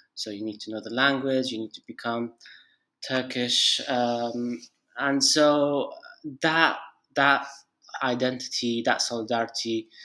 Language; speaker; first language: English; non-native, fluent; Arabic